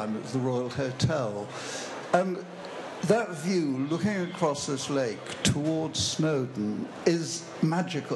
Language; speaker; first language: English; native; English